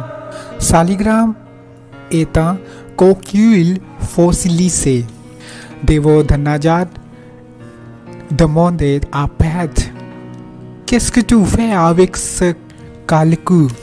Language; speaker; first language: French; non-native, learner; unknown